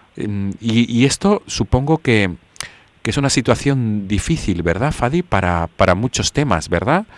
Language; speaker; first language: Spanish; native; Spanish